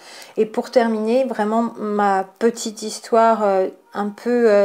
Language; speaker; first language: French; native; French